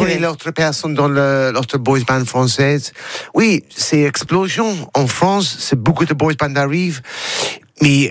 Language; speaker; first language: French; non-native, learner; English